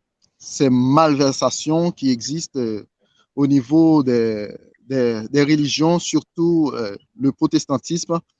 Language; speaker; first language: French; non-native, local second language; Haitian Creole